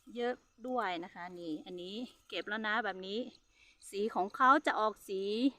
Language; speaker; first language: Thai; non-native, local second language; Hmong